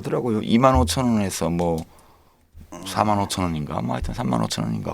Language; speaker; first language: Korean; native; Korean